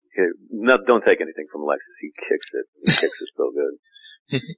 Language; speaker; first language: English; native; English